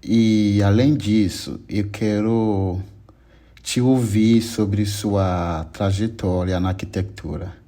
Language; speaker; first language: Portuguese; non-native, learner; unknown